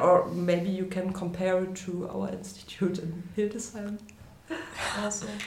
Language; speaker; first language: English; non-native, fluent; German